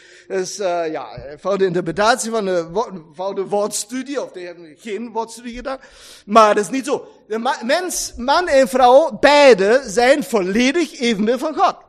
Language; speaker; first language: Dutch; non-native, learner; German